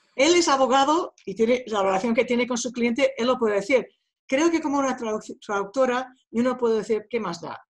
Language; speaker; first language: Spanish; non-native, fluent; English